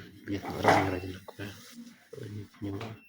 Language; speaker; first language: Russian; non-native, local second language; Yakut